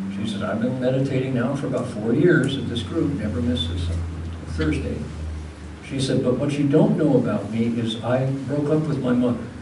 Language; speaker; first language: English; native; English